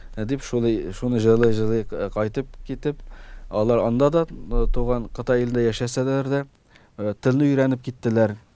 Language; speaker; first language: Tatar; early bilingual, heritage; Tatar